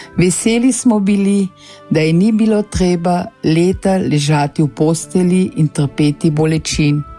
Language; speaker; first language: Slovenian; native; Slovenian